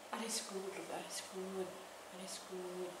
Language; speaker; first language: German; non-native, learner; Thai